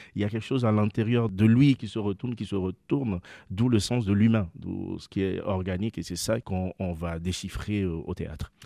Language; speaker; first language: French; non-native, local second language; Ewe